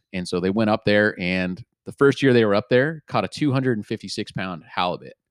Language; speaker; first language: English; native; English